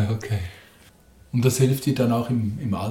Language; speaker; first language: German; native; German